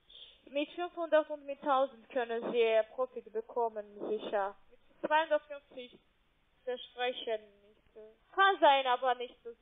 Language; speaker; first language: German; non-native, learner; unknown